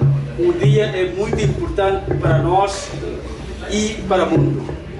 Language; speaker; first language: Portuguese; non-native, learner; Bangla